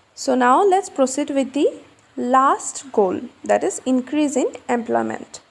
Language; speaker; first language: English; non-native, local second language; Assamese